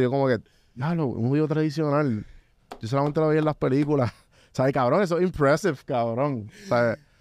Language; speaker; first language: Spanish; native; Spanish